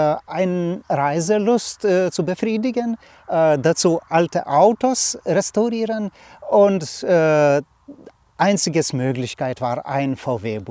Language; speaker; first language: German; non-native, learner; Lithuanian